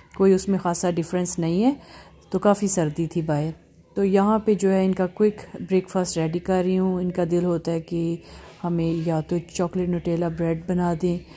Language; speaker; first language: Hindi; native; Hindi